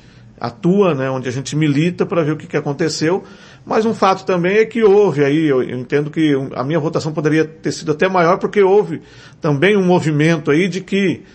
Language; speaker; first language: Portuguese; native; Portuguese